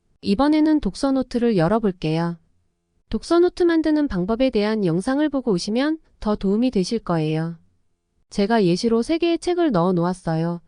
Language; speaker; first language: Korean; native; Korean